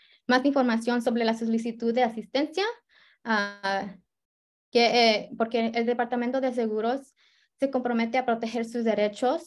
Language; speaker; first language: Spanish; early bilingual, heritage; Spanish